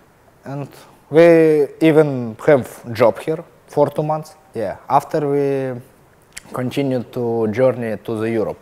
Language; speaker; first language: English; non-native, learner; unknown